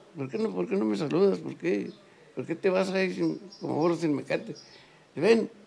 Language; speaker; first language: Spanish; native; Spanish